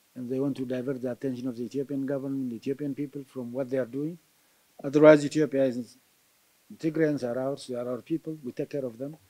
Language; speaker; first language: English; non-native, local second language; Amharic